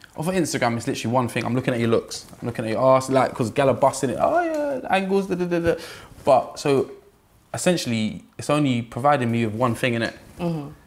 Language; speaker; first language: English; native; English